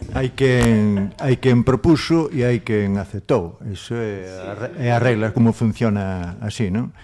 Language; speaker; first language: Galician; non-native, local second language; Spanish